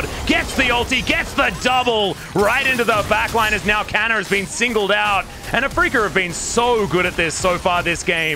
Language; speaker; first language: English; native; English